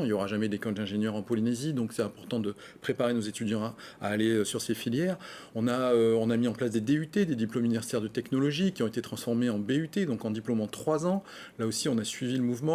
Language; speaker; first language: French; native; French